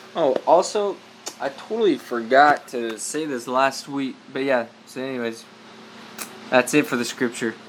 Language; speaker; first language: English; native; English